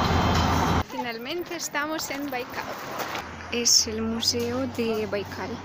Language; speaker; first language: Spanish; non-native, learner; Russian